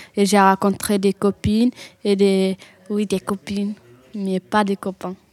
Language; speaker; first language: French; non-native, learner; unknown